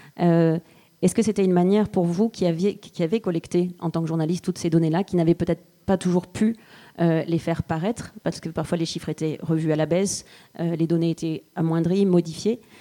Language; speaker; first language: French; native; French